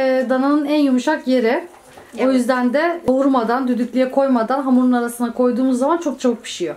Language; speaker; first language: Turkish; native; Turkish